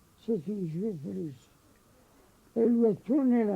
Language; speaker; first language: French; non-native, local second language; Arabic